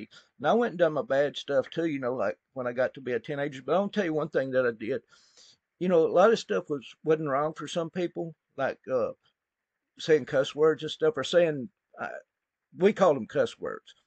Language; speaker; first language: English; native; English